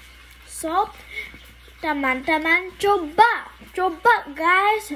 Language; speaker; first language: Indonesian; early bilingual, heritage; English